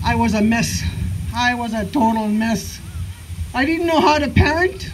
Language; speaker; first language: English; native; English